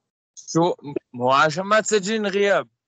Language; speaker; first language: Arabic; native; Arabic